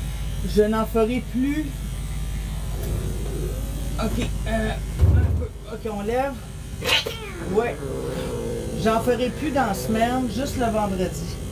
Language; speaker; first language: French; native; French